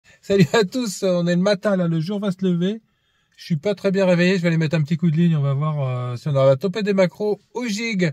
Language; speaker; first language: French; native; French